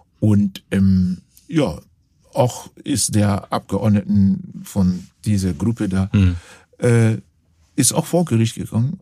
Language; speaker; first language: German; non-native, fluent; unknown